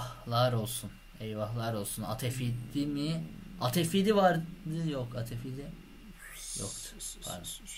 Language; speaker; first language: Turkish; native; Turkish